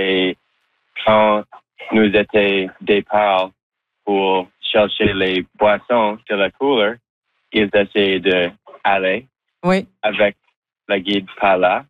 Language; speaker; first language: French; non-native, local second language; English